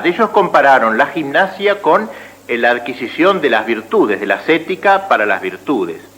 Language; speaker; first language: Spanish; native; Spanish